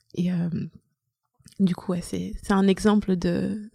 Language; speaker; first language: French; native; French